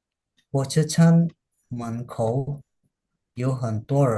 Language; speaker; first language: Chinese; non-native, learner; Indonesian